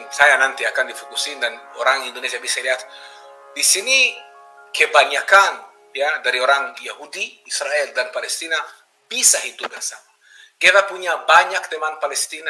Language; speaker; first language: Indonesian; non-native, fluent; Hebrew